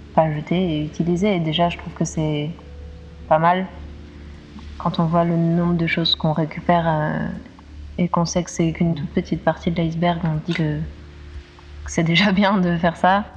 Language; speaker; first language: French; native; French